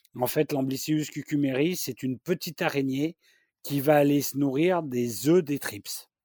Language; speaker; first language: French; native; French